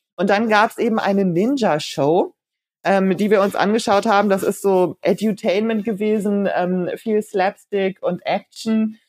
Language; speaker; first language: German; native; German